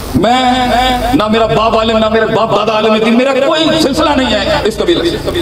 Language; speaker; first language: Urdu; non-native, local second language; Punjabi